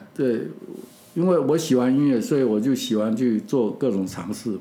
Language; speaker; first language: Chinese; non-native, local second language; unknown